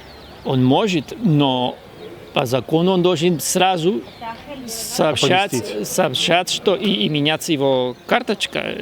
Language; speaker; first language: Russian; non-native, fluent; Spanish